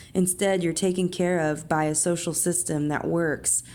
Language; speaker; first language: English; native; English